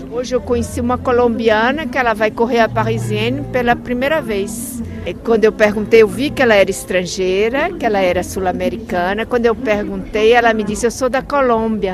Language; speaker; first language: Portuguese; native; Portuguese